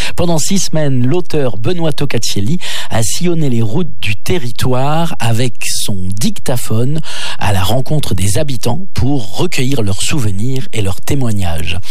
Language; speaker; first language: French; native; French